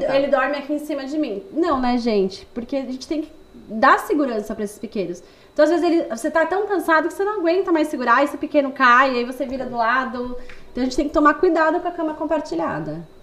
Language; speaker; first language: Portuguese; native; Portuguese